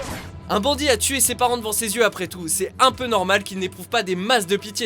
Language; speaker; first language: French; native; French